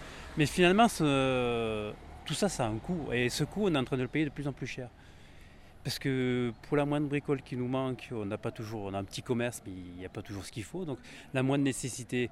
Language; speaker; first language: French; native; French